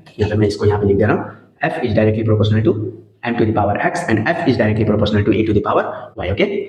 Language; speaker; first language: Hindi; non-native, local second language; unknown